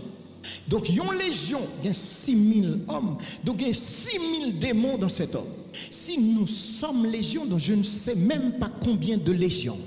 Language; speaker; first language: French; non-native, local second language; Haitian Creole